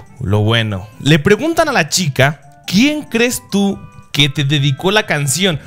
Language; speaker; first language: Spanish; early bilingual, other home language; Japanese